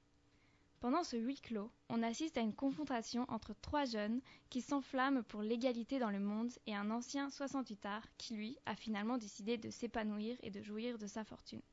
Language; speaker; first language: French; native; French